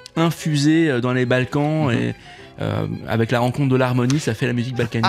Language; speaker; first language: French; native; French